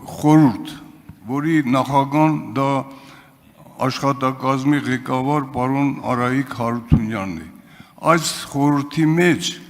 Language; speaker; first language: Armenian; non-native, local second language; Kurdish